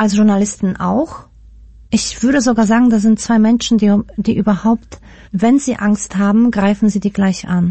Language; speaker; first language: German; early bilingual, other home language; Polish